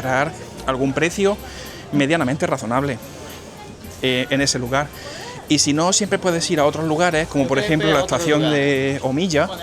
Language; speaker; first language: Spanish; native; Spanish